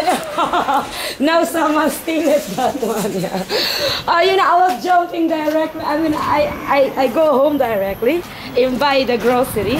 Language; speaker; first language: English; non-native, local second language; Filipino